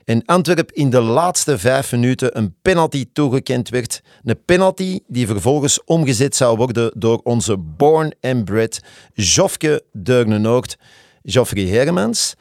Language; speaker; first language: Dutch; native; Dutch